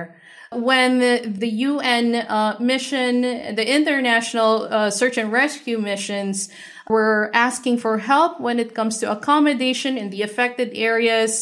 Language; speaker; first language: English; non-native, local second language; Filipino